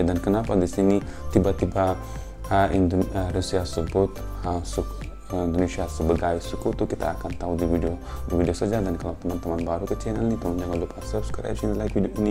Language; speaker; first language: Indonesian; non-native, fluent; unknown